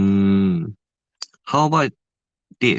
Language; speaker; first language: English; non-native, learner; Korean